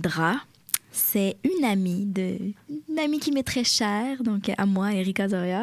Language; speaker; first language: French; native; French